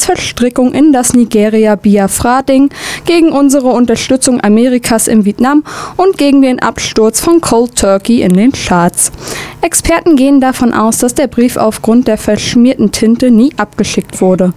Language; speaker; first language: German; native; German